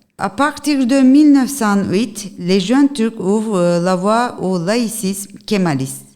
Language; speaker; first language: French; non-native, learner; Turkish